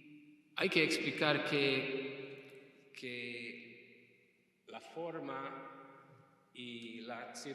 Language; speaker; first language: Spanish; non-native, fluent; Hungarian